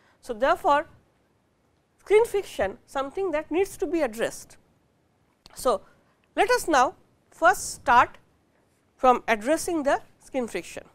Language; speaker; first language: English; non-native, local second language; Bangla